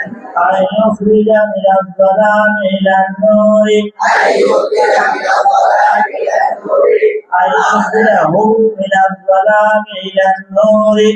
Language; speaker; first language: Arabic; non-native, fluent; Bangla